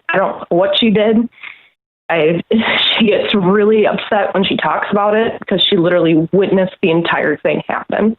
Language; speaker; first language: English; native; English